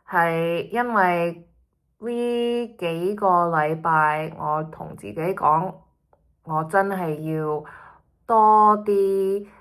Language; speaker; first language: Chinese; early bilingual, heritage; Cantonese